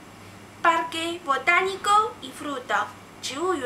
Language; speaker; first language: Spanish; non-native, learner; Chinese